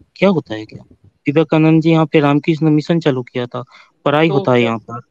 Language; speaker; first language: Hindi; non-native, local second language; Bangla